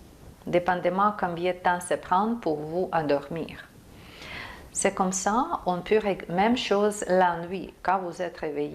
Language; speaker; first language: French; non-native, fluent; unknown